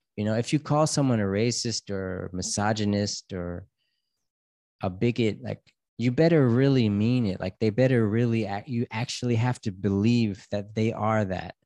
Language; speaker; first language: English; native; English